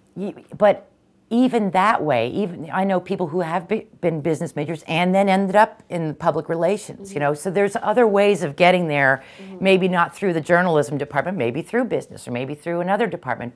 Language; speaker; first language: English; native; English